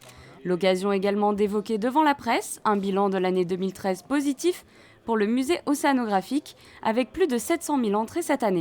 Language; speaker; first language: French; native; French